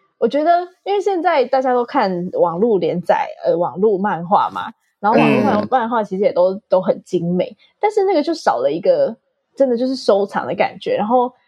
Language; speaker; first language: Chinese; native; Chinese